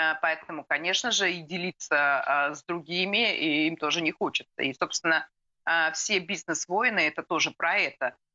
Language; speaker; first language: Russian; native; Russian